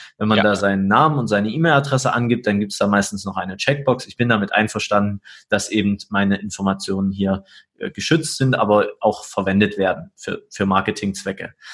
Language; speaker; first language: German; native; German